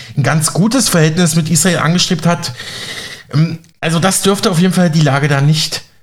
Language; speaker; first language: German; native; German